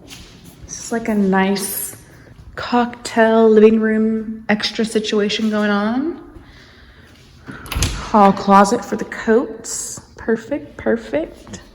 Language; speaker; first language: English; native; English